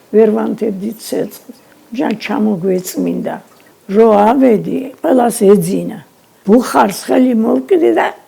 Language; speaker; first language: Georgian; non-native, local second language; Mingrelian